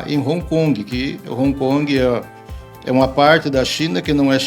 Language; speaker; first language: Portuguese; native; Portuguese